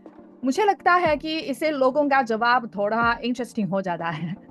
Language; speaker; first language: Hindi; non-native, fluent; Chinese